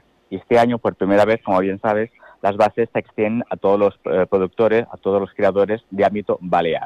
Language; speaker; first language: Spanish; native; Spanish